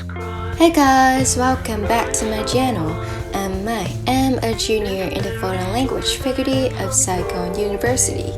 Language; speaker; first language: English; non-native, fluent; Vietnamese